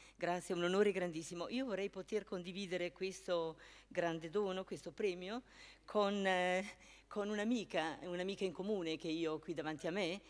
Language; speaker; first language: Italian; non-native, fluent; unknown